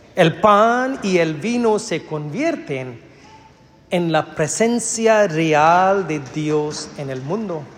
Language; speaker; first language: Spanish; non-native, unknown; Malayalam